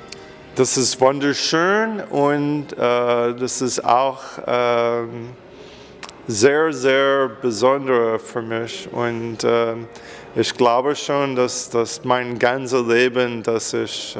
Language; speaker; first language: German; non-native, learner; English